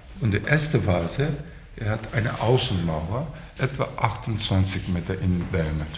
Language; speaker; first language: German; non-native, learner; Turkish